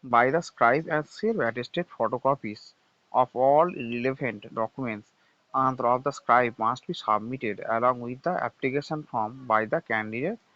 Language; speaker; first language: English; non-native, local second language; Bangla